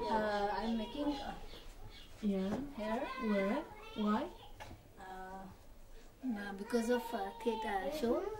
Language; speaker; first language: English; non-native, learner; Hindi